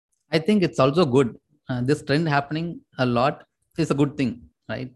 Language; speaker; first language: English; non-native, local second language; Tamil